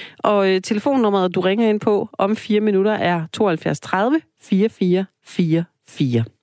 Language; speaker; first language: Danish; native; Danish